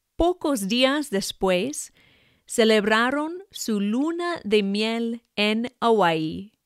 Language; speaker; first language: Spanish; non-native, fluent; English